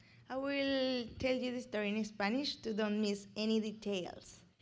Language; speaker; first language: English; non-native, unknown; Spanish